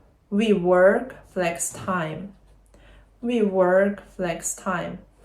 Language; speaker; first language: English; non-native, fluent; Ukrainian